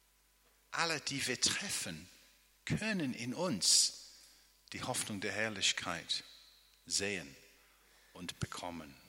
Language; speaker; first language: German; non-native, fluent; English